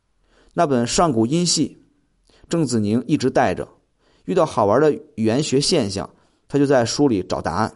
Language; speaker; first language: Chinese; native; Chinese